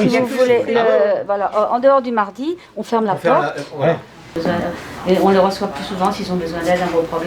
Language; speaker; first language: French; native; French